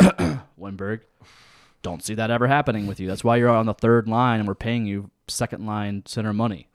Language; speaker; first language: English; native; English